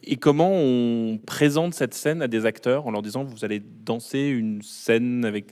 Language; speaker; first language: French; native; French